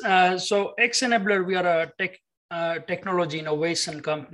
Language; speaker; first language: English; non-native, local second language; Gujarati